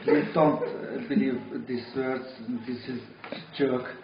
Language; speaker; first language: English; non-native, learner; Azerbaijani